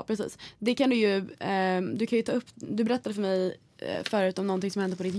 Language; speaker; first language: Swedish; native; Swedish